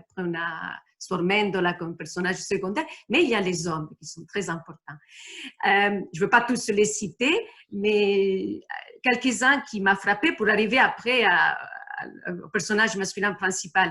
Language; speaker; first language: French; non-native, fluent; Italian